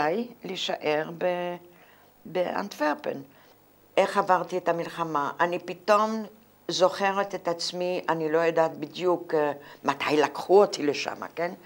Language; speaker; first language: Hebrew; non-native, fluent; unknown